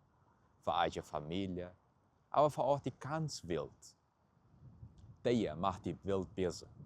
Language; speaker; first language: German; early bilingual, heritage; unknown